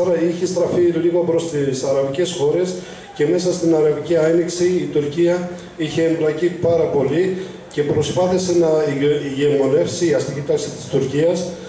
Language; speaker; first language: Greek; non-native, fluent; Arabic